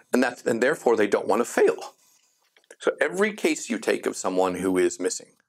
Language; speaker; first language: English; native; English